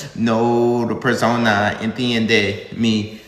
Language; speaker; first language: Spanish; non-native, learner; English